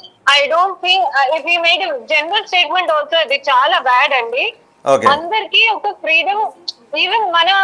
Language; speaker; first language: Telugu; non-native, learner; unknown